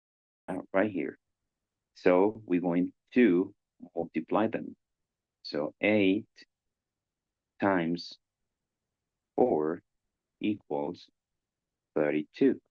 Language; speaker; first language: English; non-native, fluent; Spanish